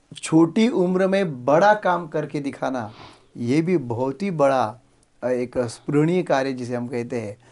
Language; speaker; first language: Hindi; non-native, local second language; Marathi